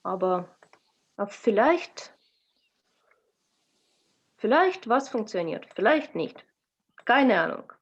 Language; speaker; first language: German; non-native, learner; Russian